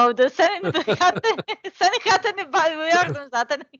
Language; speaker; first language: Turkish; non-native, learner; Serbian